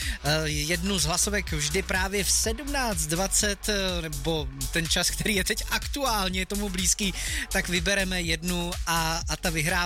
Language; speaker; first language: Czech; native; Czech